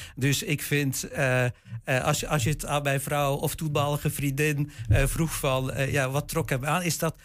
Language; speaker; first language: Dutch; native; Dutch